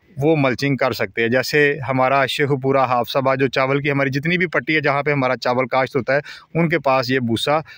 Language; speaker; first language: Urdu; non-native, local second language; Punjabi